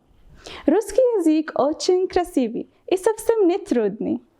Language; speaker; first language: Russian; non-native, learner; Arabic